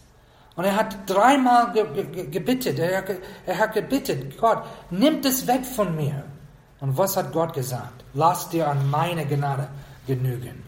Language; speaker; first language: German; non-native, fluent; English